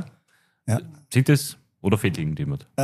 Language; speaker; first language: German; native; German